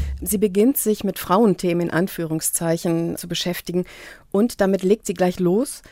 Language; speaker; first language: German; native; German